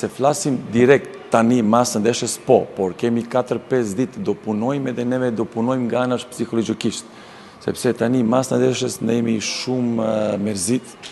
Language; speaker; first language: Albanian; non-native, learner; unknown